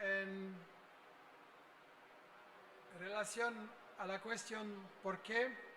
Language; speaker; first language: Spanish; non-native, fluent; French